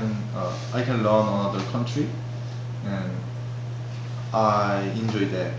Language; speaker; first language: English; non-native, learner; Korean